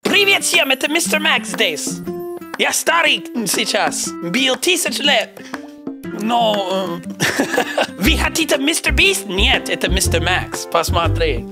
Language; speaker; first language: Russian; non-native, learner; English